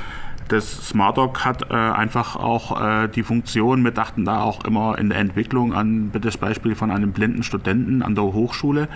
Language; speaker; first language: German; native; German